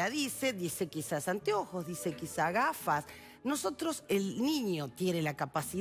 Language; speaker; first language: Spanish; native; Spanish